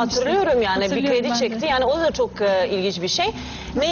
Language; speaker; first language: Turkish; non-native, learner; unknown